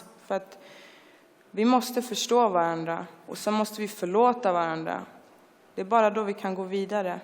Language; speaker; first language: Swedish; early bilingual, other home language; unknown